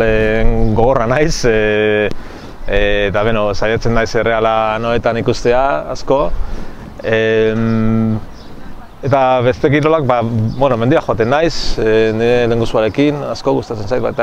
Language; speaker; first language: Basque; non-native, local second language; Spanish